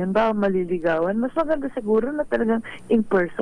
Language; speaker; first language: Filipino; native; Filipino